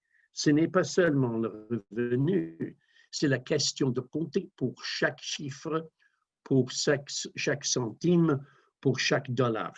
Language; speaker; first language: French; non-native, fluent; English